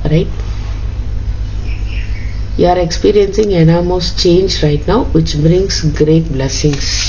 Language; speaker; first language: English; non-native, local second language; Tamil